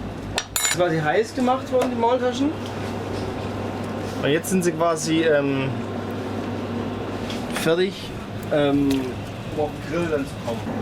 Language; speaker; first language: German; native; German